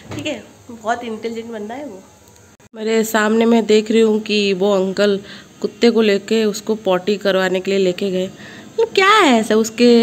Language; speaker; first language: Hindi; non-native, local second language; Odia